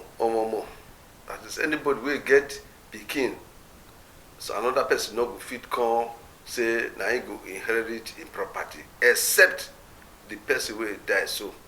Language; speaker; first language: Nigerian Pidgin; non-native, local second language; Bini